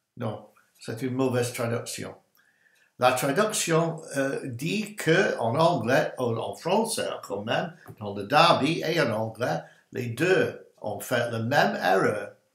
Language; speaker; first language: French; non-native, learner; English